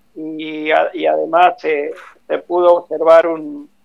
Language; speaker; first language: Spanish; native; Spanish